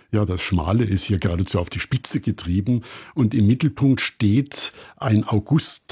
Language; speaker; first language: German; native; German